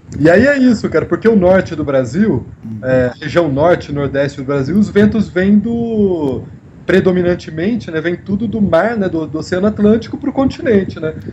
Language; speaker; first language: Portuguese; native; Portuguese